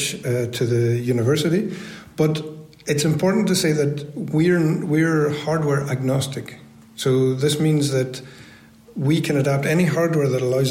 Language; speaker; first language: English; native; English